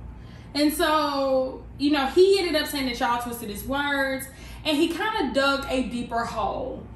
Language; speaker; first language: English; native; English